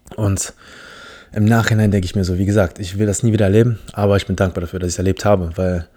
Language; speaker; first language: German; early bilingual, other home language; English